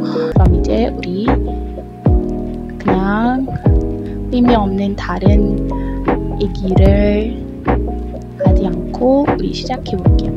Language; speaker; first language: Korean; non-native, learner; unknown